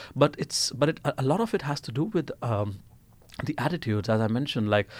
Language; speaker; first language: English; non-native, local second language; Gujarati